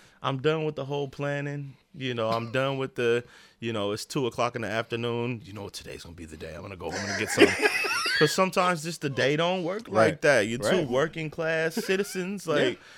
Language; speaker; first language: English; native; English